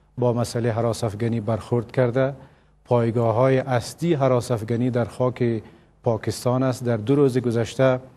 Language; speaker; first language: Persian; native; Persian